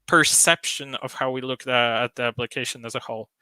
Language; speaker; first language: English; non-native, fluent; Polish